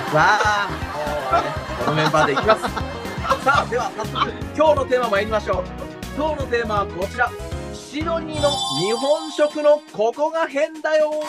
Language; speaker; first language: Japanese; native; Japanese